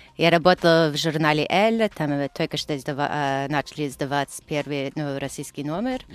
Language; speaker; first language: Russian; early bilingual, heritage; Russian